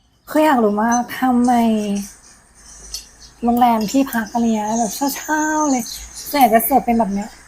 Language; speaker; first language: Thai; native; Thai